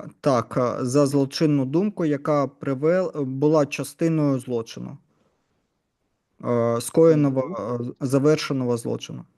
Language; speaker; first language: Ukrainian; non-native, learner; Russian